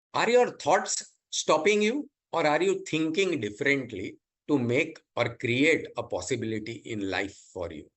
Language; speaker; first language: English; non-native, local second language; Gujarati